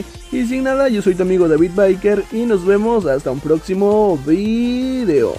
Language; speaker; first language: Spanish; native; Spanish